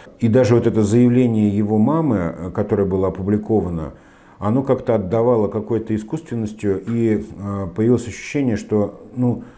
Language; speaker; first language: Russian; native; Russian